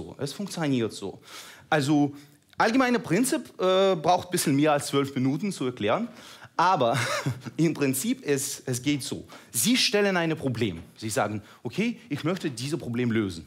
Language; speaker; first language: German; non-native, fluent; Russian